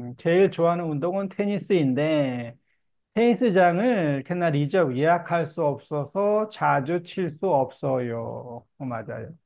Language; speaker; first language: Korean; native; Korean